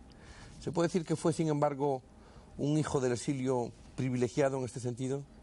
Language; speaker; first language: Spanish; native; Spanish